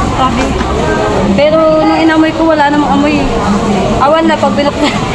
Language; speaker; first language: Filipino; non-native, local second language; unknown